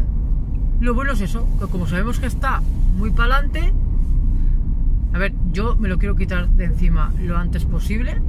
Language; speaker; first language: Spanish; native; Spanish